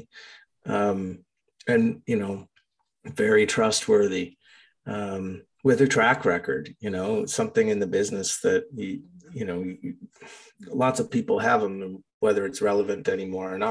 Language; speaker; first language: English; native; English